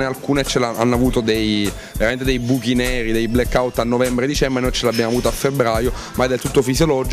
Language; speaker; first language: Italian; native; Italian